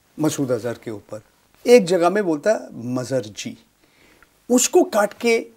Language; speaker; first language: Hindi; non-native, local second language; Bangla